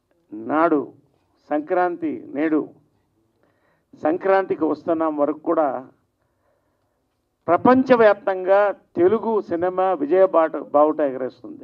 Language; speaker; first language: Telugu; native; Telugu